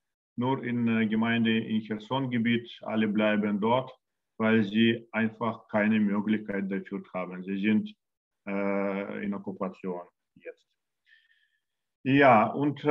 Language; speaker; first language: German; non-native, learner; Russian